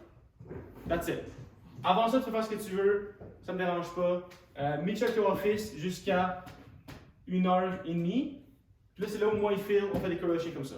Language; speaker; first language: French; native; French